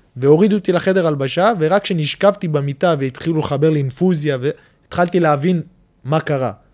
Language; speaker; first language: Hebrew; non-native, local second language; Adyghe